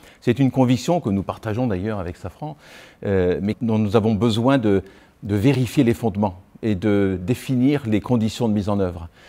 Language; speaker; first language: French; native; French